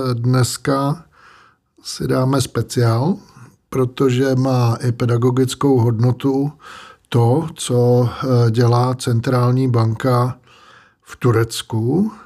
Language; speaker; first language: Czech; native; Czech